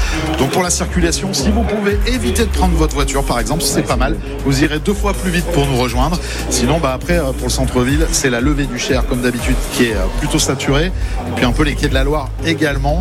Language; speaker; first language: French; native; French